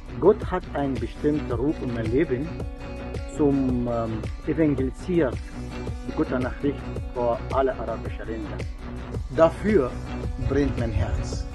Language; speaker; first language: German; non-native, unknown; Arabic